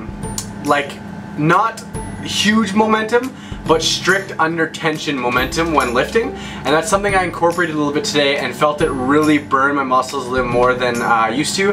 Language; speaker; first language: English; native; English